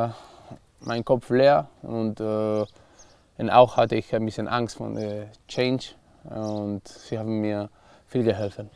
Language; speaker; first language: German; non-native, learner; Spanish